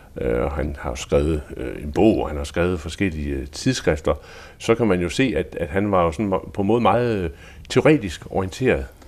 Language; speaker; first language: Danish; native; Danish